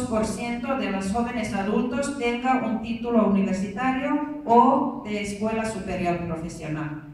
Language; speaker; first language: Spanish; non-native, fluent; Finnish